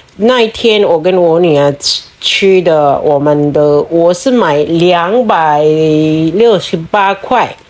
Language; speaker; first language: Chinese; non-native, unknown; Bangla